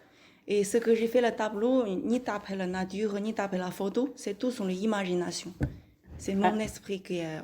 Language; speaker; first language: French; non-native, learner; Chinese